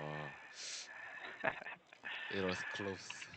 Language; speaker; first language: English; non-native, learner; Korean